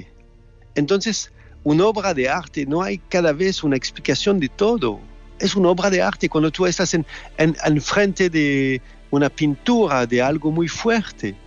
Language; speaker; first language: Spanish; non-native, fluent; French